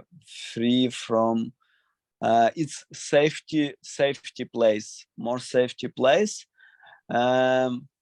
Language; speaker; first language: English; non-native, learner; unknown